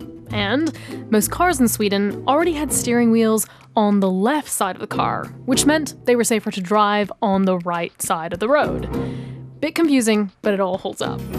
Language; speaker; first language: English; native; English